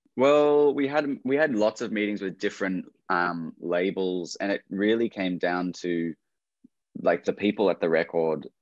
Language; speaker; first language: English; native; English